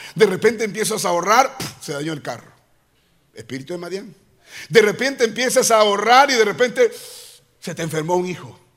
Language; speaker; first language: Spanish; native; Spanish